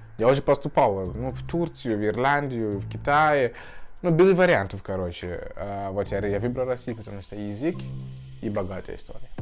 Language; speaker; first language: Russian; non-native, fluent; Tswana